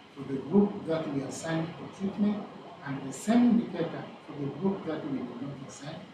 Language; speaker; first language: English; non-native, local second language; Swahili